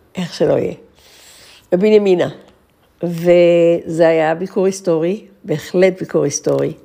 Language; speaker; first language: Hebrew; native; Hebrew